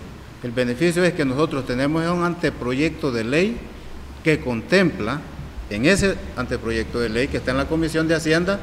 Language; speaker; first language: Spanish; native; Spanish